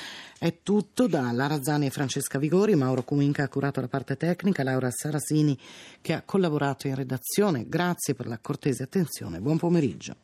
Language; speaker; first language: Italian; native; Italian